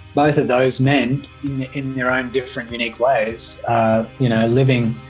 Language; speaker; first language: English; native; English